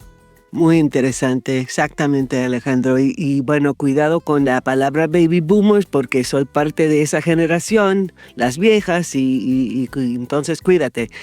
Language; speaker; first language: Spanish; non-native, fluent; English